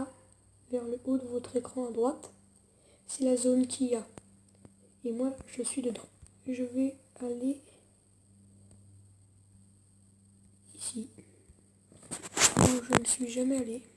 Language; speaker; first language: French; native; French